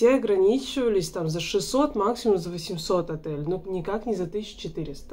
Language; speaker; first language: Russian; native; Russian